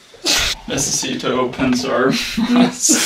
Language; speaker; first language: Spanish; non-native, learner; English